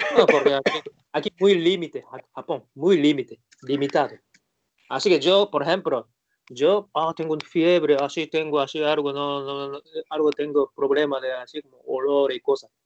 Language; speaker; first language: Spanish; non-native, learner; Japanese